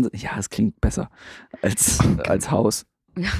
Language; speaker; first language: German; native; German